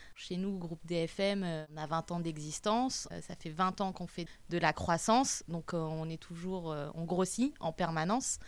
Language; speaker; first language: French; native; French